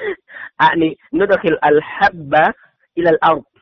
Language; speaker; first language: Arabic; non-native, learner; Indonesian